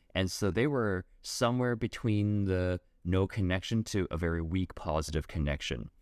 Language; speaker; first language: English; native; English